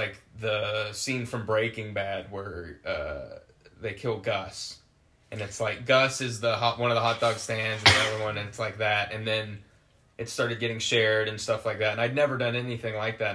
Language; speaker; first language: English; native; English